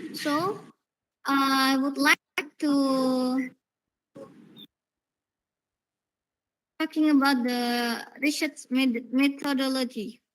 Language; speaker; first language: English; non-native, learner; Indonesian